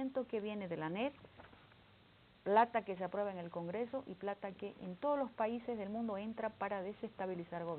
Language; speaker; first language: Spanish; native; Spanish